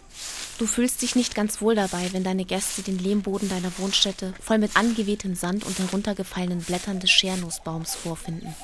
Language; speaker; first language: German; native; German